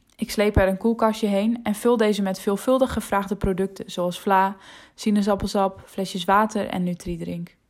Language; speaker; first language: Dutch; non-native, local second language; Western Frisian